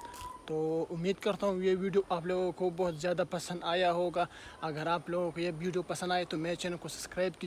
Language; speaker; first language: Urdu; non-native, local second language; Pashto